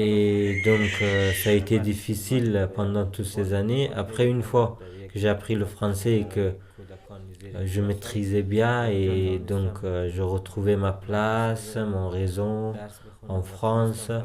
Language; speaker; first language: French; non-native, fluent; Persian